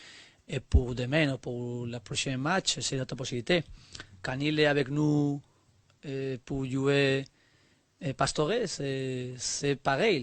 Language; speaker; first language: French; non-native, learner; Spanish